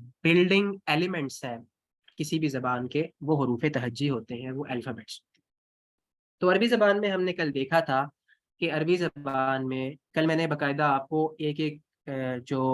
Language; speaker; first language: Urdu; non-native, local second language; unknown